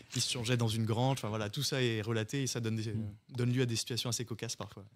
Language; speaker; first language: French; native; French